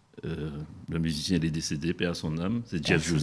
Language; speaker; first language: French; native; French